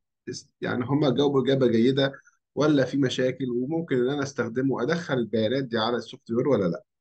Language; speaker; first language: Arabic; native; Arabic